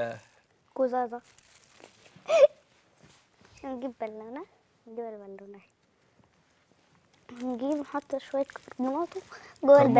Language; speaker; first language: Arabic; native; Arabic